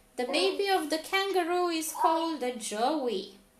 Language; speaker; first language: English; non-native, fluent; Romanian